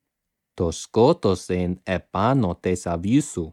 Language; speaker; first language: Greek; non-native, fluent; English